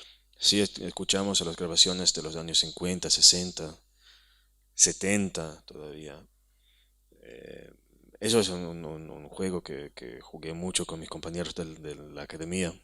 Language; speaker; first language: Spanish; non-native, fluent; Hebrew